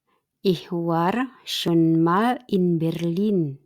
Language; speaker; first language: German; non-native, fluent; Indonesian